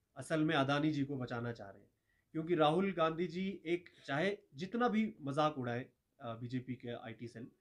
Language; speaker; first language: Hindi; non-native, local second language; Ladakhi